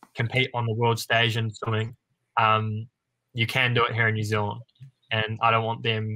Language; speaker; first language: English; native; English